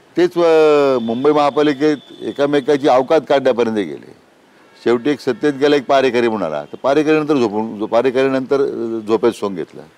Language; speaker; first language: Marathi; native; Marathi